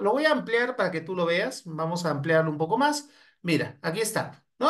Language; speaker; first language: Spanish; native; Spanish